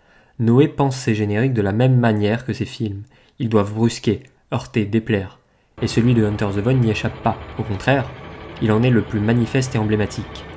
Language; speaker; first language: French; native; French